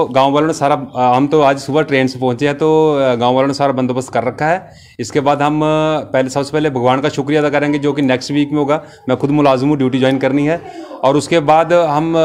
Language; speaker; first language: Hindi; native; Hindi